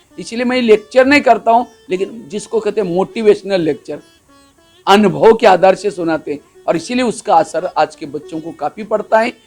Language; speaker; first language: Hindi; non-native, local second language; Marathi